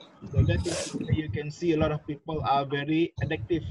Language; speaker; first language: English; non-native, local second language; Malay